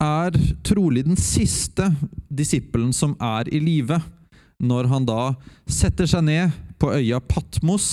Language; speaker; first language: Norwegian; native; Norwegian